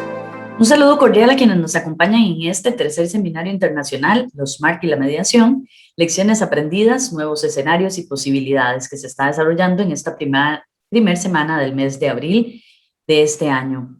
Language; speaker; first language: Spanish; native; Spanish